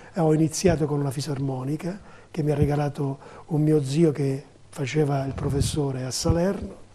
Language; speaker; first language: Italian; native; Italian